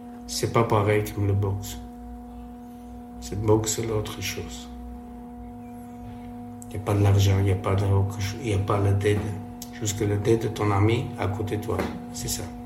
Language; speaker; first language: French; non-native, learner; Armenian